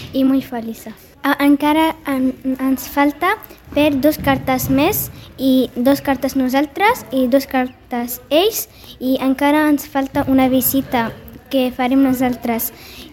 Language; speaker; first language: Catalan; non-native, learner; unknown